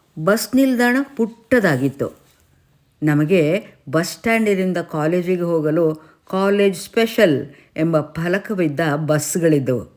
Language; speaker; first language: Kannada; native; Kannada